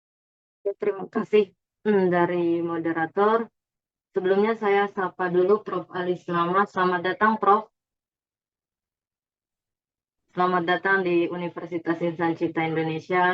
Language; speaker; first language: Indonesian; native; Indonesian